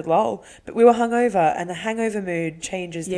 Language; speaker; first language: English; native; English